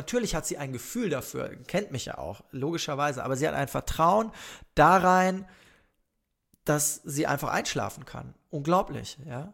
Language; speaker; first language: German; native; German